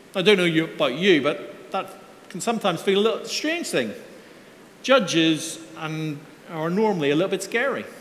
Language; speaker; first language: English; native; English